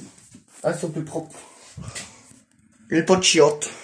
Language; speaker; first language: French; native; French